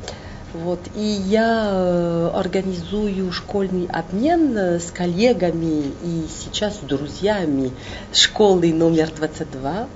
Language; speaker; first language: Russian; non-native, fluent; French